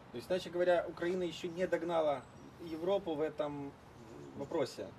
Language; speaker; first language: Russian; native; Russian